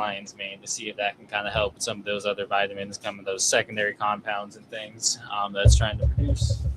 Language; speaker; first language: English; native; English